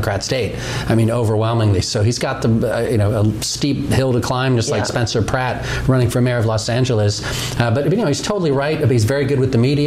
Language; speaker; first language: English; native; English